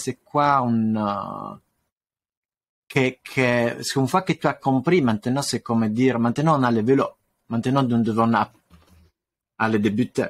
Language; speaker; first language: French; non-native, fluent; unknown